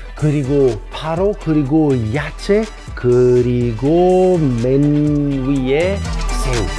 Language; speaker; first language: Korean; non-native, fluent; Italian